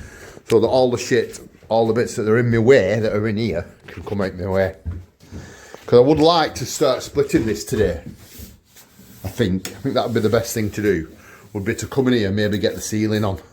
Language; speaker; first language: English; native; English